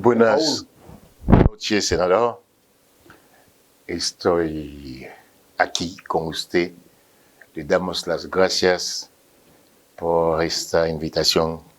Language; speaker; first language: Spanish; non-native, fluent; French